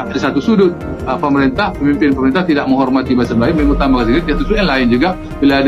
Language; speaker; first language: Indonesian; non-native, fluent; Malay